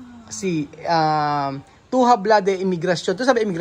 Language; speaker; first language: Spanish; non-native, learner; Filipino